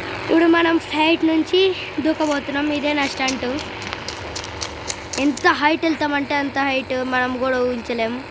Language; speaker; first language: Telugu; native; Telugu